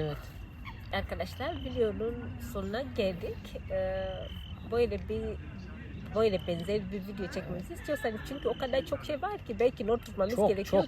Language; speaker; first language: Turkish; non-native, fluent; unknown